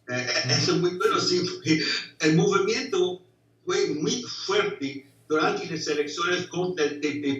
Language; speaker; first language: Spanish; non-native, fluent; English